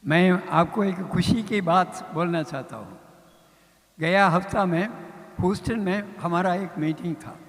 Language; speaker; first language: Hindi; non-native, local second language; Malayalam